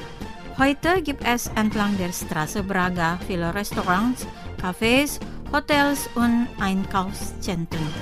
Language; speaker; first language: German; non-native, fluent; Indonesian